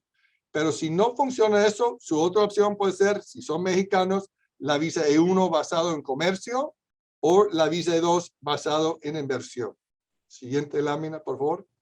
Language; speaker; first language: Spanish; non-native, fluent; English